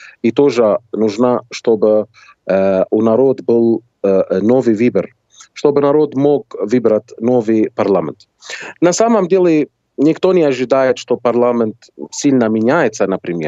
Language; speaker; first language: Russian; non-native, fluent; Arabic